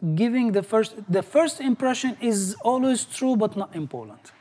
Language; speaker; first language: English; non-native, fluent; Arabic